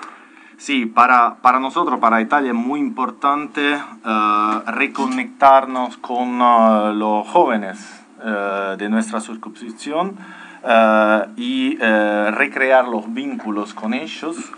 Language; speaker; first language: Spanish; non-native, fluent; Italian